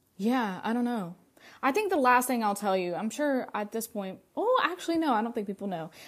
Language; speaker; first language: English; early bilingual, other home language; Russian